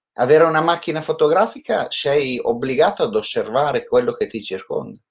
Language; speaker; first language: Italian; native; Italian